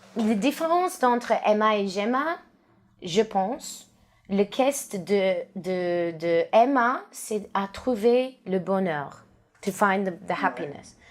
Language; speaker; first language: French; non-native, learner; English